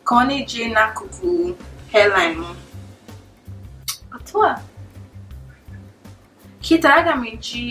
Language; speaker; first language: Igbo; early bilingual, heritage; English